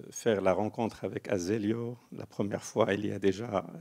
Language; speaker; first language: French; non-native, local second language; Arabic